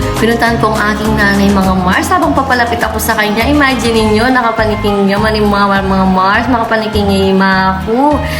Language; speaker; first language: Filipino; non-native, local second language; Pampanga